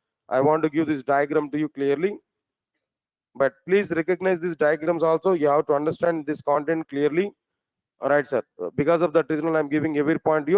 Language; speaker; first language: English; non-native, local second language; Telugu